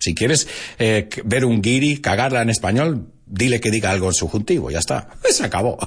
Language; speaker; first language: Spanish; non-native, fluent; English